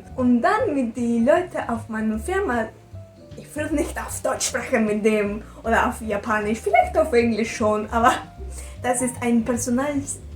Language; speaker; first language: German; non-native, learner; Spanish